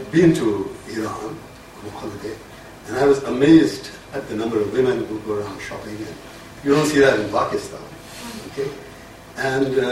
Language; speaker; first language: English; non-native, local second language; Urdu